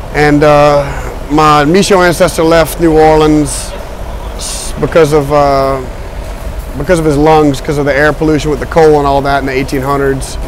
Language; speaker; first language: English; native; English